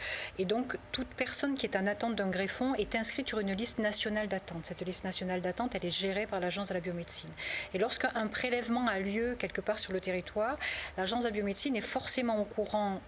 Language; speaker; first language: French; native; French